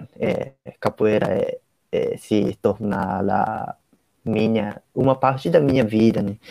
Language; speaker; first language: Portuguese; non-native, learner; Japanese